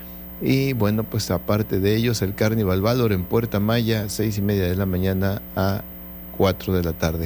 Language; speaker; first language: Spanish; native; Spanish